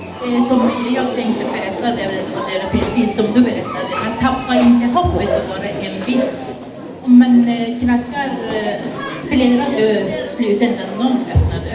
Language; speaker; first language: Swedish; non-native, fluent; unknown